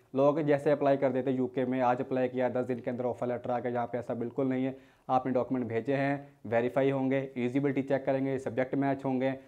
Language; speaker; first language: Hindi; native; Hindi